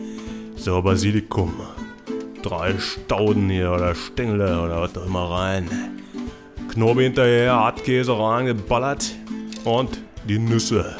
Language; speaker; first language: German; native; German